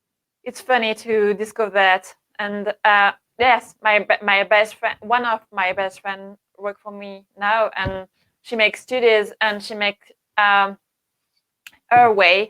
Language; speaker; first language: English; non-native, learner; French